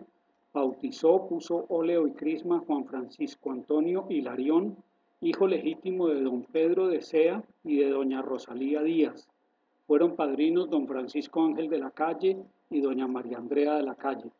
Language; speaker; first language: Spanish; native; Spanish